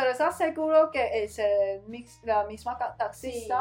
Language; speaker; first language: Spanish; non-native, learner; Chinese